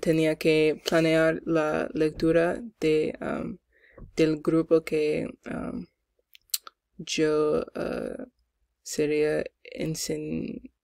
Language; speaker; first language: Spanish; non-native, learner; English